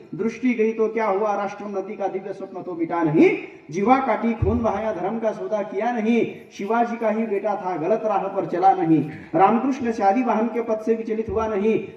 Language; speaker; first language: Hindi; non-native, local second language; Marathi